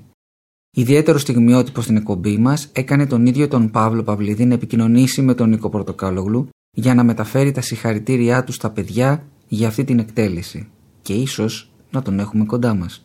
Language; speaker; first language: Greek; native; Greek